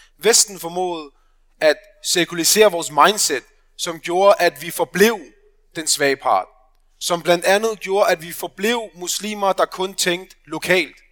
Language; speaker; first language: Danish; early bilingual, other home language; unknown